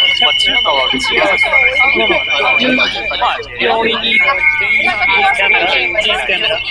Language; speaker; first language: English; non-native, learner; Japanese